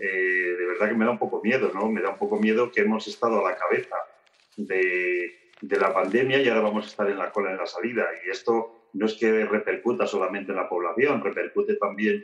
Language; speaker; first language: Spanish; native; Spanish